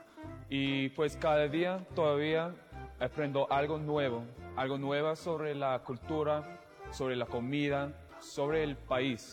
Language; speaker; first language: Spanish; non-native, fluent; English